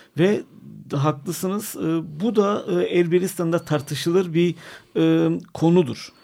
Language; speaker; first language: Turkish; non-native, local second language; Armenian